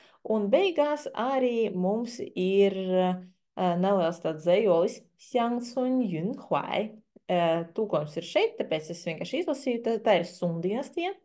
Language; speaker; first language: Latvian; non-native, fluent; Chinese